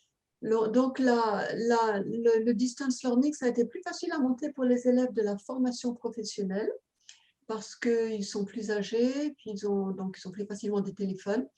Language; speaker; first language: French; native; French